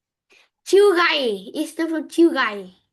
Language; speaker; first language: English; non-native, learner; Vietnamese